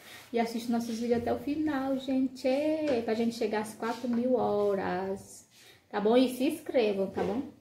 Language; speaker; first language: Portuguese; native; Portuguese